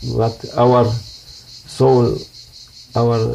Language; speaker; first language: English; non-native, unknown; Turkish